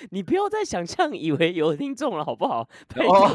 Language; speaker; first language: Chinese; native; Chinese